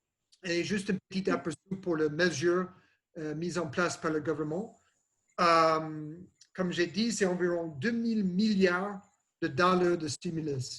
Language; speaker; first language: French; non-native, learner; English